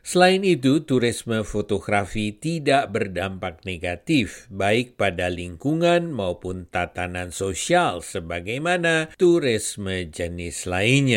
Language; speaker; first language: Indonesian; native; Indonesian